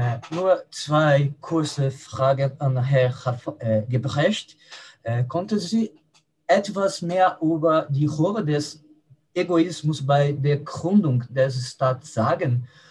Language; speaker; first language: German; non-native, learner; Portuguese